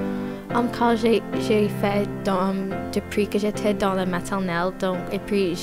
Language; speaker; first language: French; non-native, local second language; English